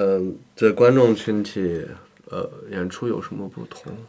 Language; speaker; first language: Chinese; native; Chinese